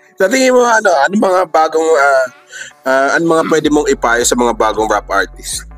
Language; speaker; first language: Filipino; native; Filipino